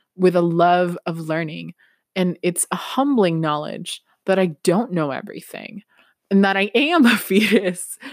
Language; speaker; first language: English; non-native, fluent; Spanish